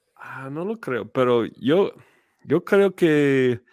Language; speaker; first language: Spanish; non-native, fluent; English